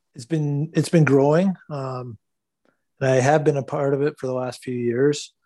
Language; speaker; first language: English; native; English